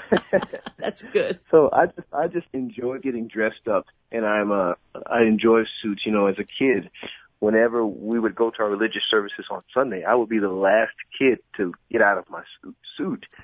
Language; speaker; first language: English; native; English